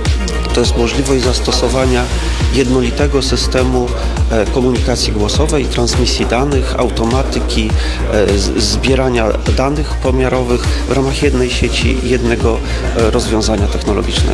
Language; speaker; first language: Polish; native; Polish